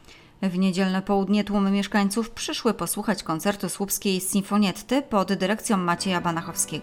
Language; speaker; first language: Polish; native; Polish